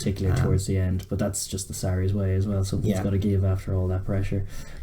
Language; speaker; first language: English; native; English